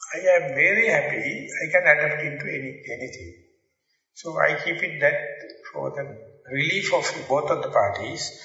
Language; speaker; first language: English; non-native, local second language; Sinhala